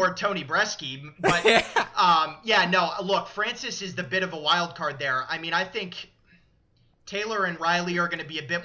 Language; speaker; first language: English; native; English